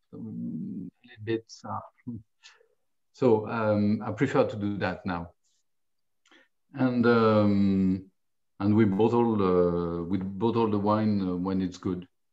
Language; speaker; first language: English; non-native, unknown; French